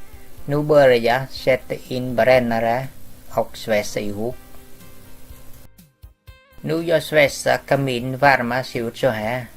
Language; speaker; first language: Swedish; non-native, learner; Vietnamese